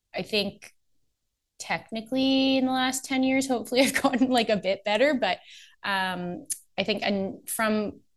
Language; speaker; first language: English; native; English